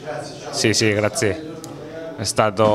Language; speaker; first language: Italian; non-native, fluent; Spanish